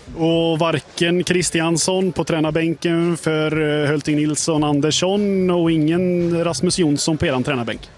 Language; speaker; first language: Swedish; native; Swedish